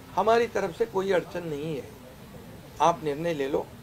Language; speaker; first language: Hindi; non-native, local second language; Marathi